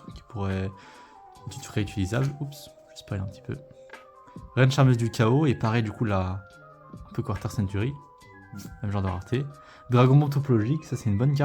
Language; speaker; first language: French; native; French